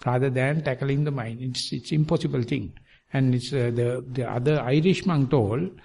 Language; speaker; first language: English; non-native, local second language; Sinhala